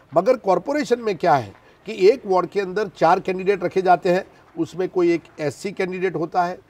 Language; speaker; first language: Hindi; non-native, local second language; Gujarati